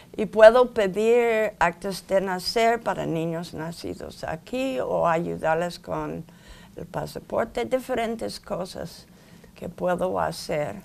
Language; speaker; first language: Spanish; non-native, fluent; English